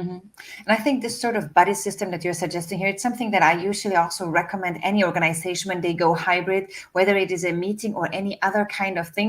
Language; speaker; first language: English; non-native, fluent; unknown